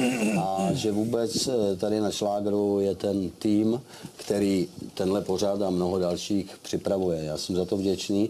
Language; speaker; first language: Czech; native; Czech